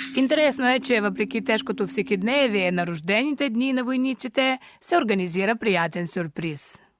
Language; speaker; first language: Bulgarian; early bilingual, heritage; Bulgarian